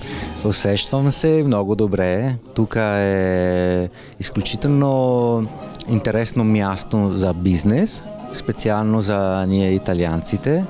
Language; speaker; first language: Bulgarian; non-native, fluent; Italian